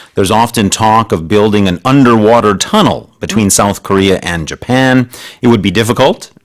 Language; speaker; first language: English; native; English